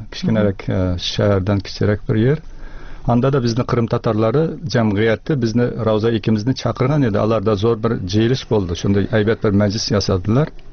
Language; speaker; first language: Tatar; early bilingual, heritage; Tatar